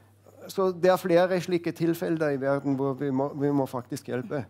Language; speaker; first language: Norwegian; non-native, fluent; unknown